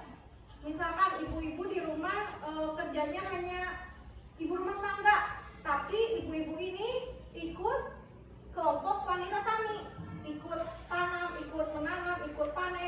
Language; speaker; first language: Indonesian; native; Indonesian